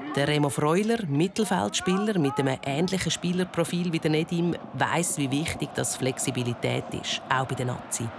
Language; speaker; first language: German; native; German